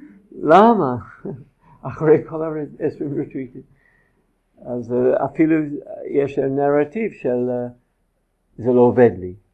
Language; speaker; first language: Hebrew; non-native, fluent; English